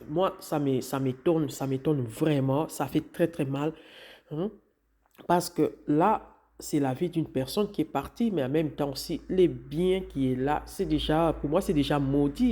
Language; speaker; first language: French; non-native, local second language; Lingala